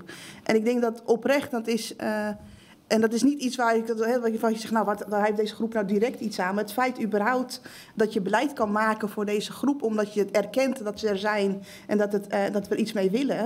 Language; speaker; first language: Dutch; native; Dutch